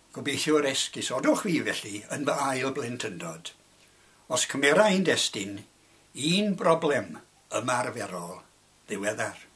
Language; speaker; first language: Welsh; non-native, local second language; English